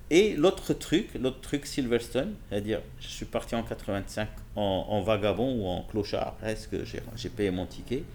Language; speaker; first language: French; non-native, local second language; Arabic